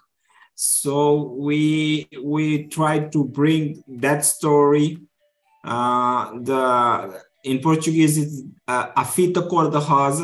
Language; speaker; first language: English; non-native, fluent; Kabuverdianu